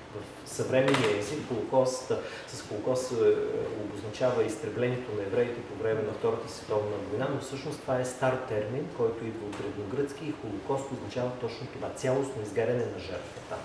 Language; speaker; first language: Bulgarian; native; Bulgarian